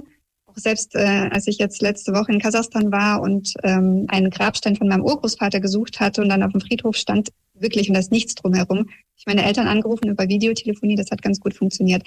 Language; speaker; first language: German; early bilingual, other home language; Russian